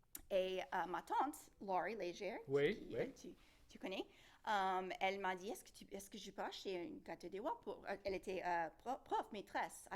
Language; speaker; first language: French; non-native, local second language; English